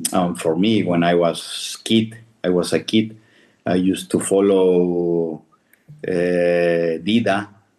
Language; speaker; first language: English; non-native, fluent; Spanish